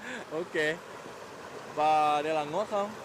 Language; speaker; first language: Vietnamese; non-native, learner; English